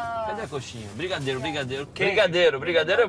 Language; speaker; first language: Portuguese; native; Portuguese